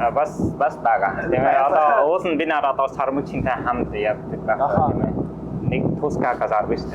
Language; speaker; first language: Mongolian; non-native, learner; Vietnamese